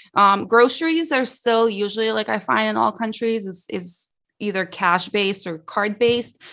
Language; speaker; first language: English; early bilingual, other home language; Russian